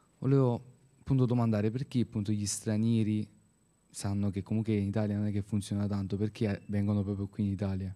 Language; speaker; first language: Italian; non-native, fluent; Spanish